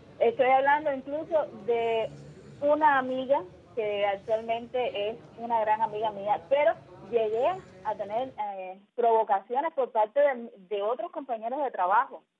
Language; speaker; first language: Spanish; native; Spanish